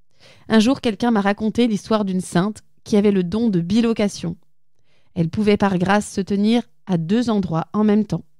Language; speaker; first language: French; native; French